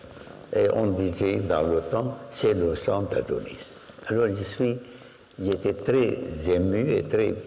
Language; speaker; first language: French; non-native, fluent; Arabic